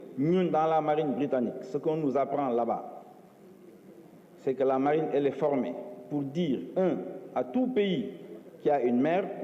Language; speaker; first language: French; non-native, local second language; Wolof